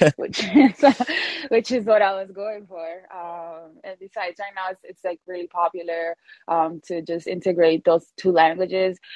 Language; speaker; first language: English; early bilingual, other home language; Spanish